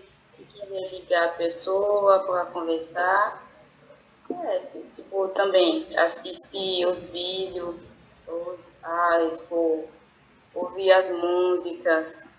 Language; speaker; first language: Portuguese; non-native, fluent; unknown